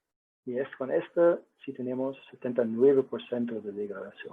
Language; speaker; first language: Spanish; non-native, learner; German